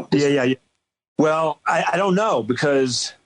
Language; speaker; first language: English; native; English